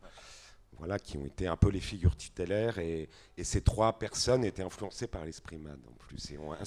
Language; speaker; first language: French; native; French